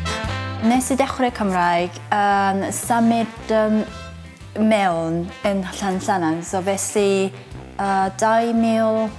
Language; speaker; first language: Welsh; non-native, learner; Japanese